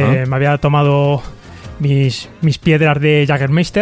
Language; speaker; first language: Spanish; native; Spanish